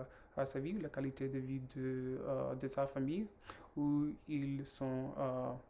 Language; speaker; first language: French; non-native, learner; Spanish